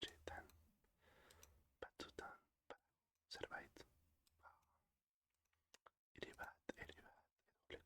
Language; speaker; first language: Basque; non-native, learner; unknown